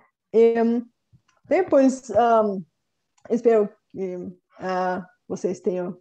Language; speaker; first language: Portuguese; non-native, fluent; Bulgarian